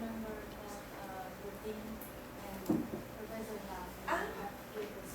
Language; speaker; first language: English; non-native, fluent; Indonesian